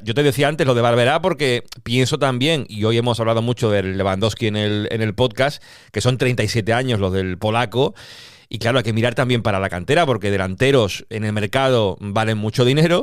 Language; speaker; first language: Spanish; native; Spanish